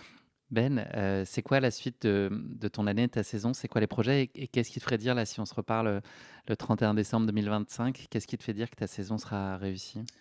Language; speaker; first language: French; native; French